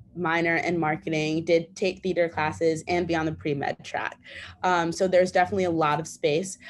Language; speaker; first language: English; native; English